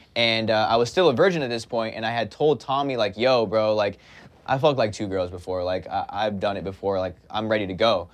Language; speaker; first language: English; native; English